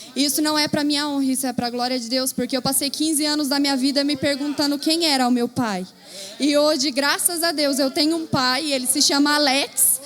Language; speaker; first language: Portuguese; native; Portuguese